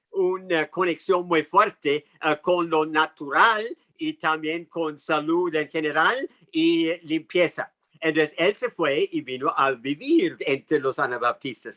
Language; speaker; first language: Spanish; non-native, fluent; English